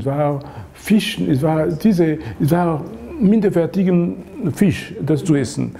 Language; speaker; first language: German; non-native, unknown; Lingala